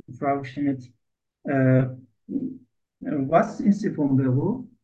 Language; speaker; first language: German; non-native, learner; Turkish